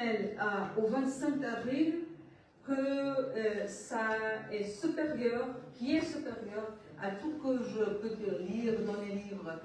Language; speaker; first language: French; non-native, learner; Portuguese